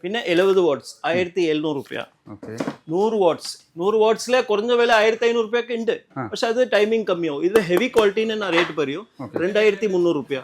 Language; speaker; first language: Malayalam; non-native, local second language; Tamil